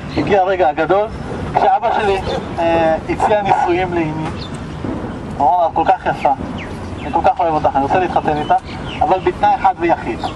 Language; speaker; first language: Hebrew; early bilingual, other home language; Russian